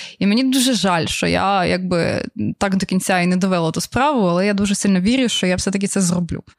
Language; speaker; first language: Ukrainian; native; Ukrainian